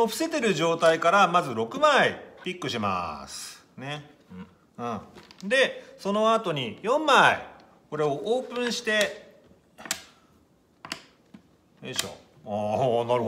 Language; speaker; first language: Japanese; native; Japanese